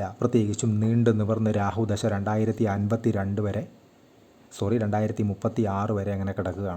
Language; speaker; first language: Malayalam; native; Malayalam